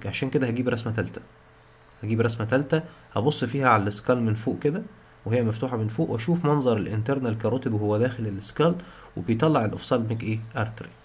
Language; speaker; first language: Arabic; native; Arabic